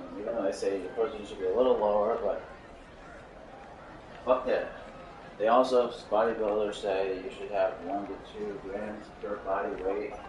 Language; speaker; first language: English; native; English